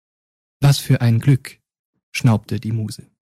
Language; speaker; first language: German; native; German